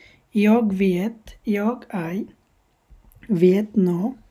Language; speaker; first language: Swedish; non-native, fluent; Bangla